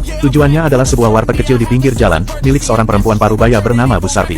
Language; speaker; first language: Indonesian; native; Indonesian